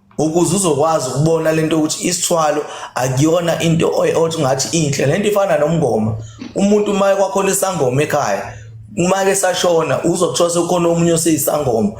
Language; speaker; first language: Zulu; native; Zulu